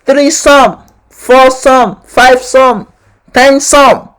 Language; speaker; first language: English; non-native, local second language; Yoruba